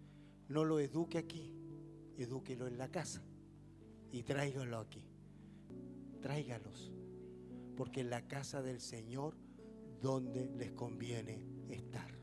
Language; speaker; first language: Spanish; native; Spanish